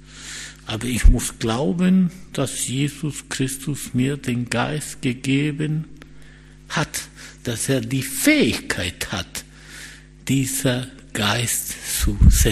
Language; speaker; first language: German; non-native, fluent; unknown